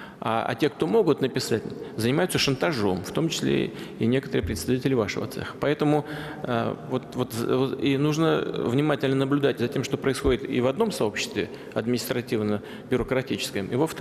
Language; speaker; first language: Russian; native; Russian